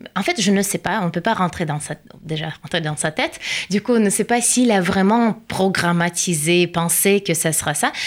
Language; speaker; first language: French; non-native, fluent; Russian